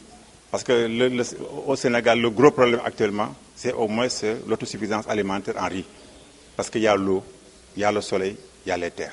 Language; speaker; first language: French; non-native, local second language; Wolof